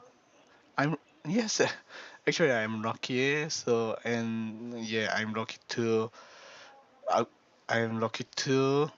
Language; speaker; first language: English; non-native, learner; Korean